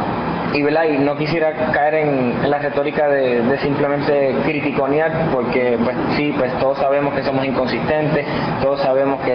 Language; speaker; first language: Spanish; native; Spanish